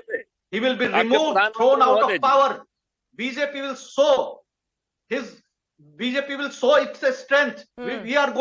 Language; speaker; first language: English; non-native, local second language; Hindi